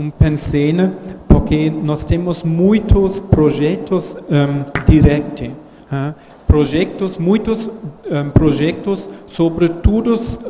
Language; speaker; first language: Portuguese; non-native, learner; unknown